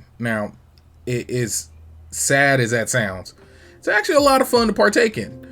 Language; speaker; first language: English; native; English